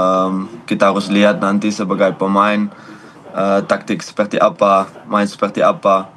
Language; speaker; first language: Indonesian; non-native, learner; Dutch